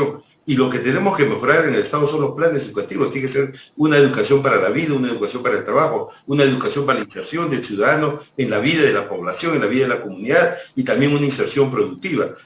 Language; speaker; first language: Spanish; native; Spanish